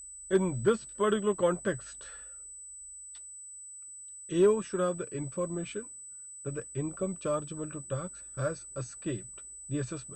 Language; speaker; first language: English; non-native, local second language; Hindi